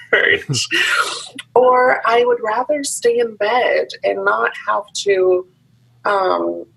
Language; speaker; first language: English; native; English